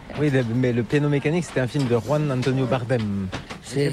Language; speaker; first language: French; native; French